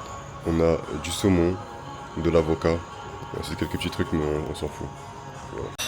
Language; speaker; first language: French; native; French